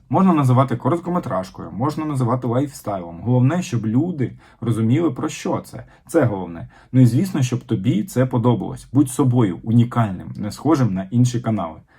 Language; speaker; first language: Ukrainian; non-native, local second language; Russian